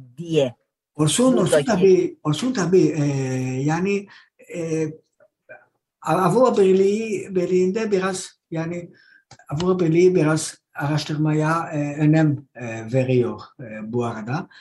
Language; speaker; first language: Turkish; non-native, learner; Greek